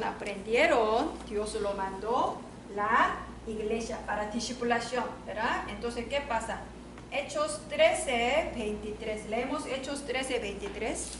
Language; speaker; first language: Spanish; non-native, learner; Korean